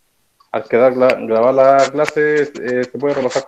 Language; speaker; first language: Spanish; native; Spanish